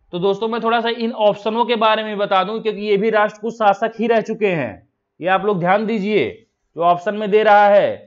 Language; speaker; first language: Hindi; native; Hindi